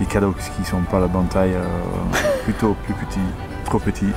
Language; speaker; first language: French; non-native, learner; English